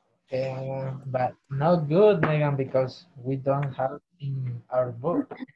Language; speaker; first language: English; non-native, learner; Spanish